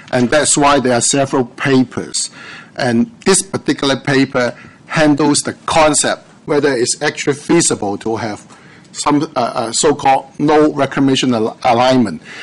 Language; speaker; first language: English; non-native, local second language; Cantonese